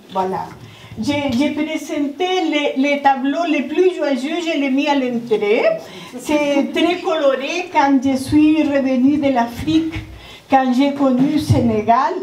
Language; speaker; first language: French; non-native, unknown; Spanish